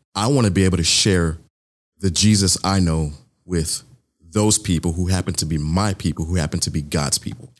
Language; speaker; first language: English; early bilingual, other home language; Yoruba